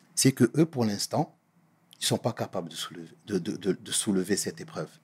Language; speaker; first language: French; native; French